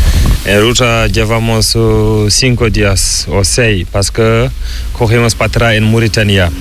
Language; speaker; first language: Spanish; non-native, learner; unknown